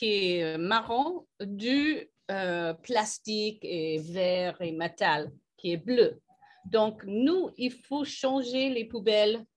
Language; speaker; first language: French; non-native, fluent; English